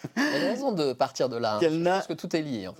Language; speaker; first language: French; native; French